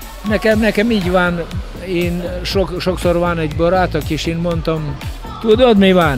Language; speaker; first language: Hungarian; non-native, learner; Russian